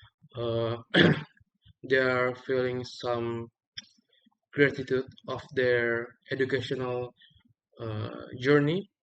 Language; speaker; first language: English; non-native, learner; Indonesian